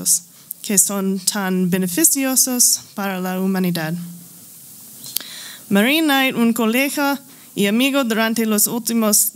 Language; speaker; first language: Spanish; non-native, learner; English